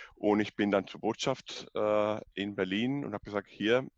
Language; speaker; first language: German; non-native, fluent; Spanish